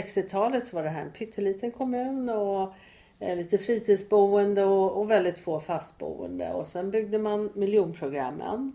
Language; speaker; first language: Swedish; native; Swedish